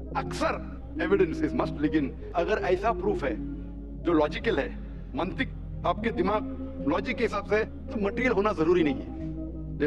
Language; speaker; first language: Hindi; non-native, local second language; Konkani